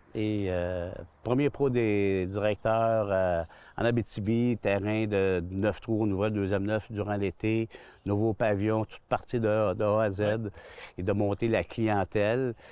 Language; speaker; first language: French; native; French